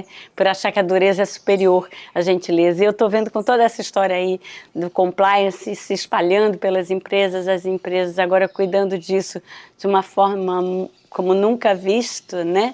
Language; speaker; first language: Portuguese; native; Portuguese